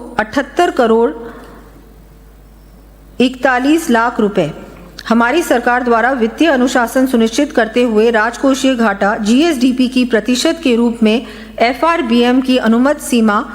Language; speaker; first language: Hindi; native; Hindi